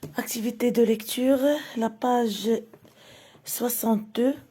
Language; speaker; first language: French; non-native, local second language; Arabic